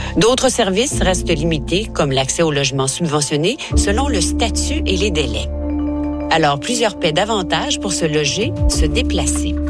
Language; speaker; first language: French; native; French